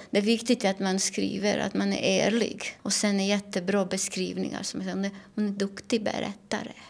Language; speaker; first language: Swedish; non-native, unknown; Bosnian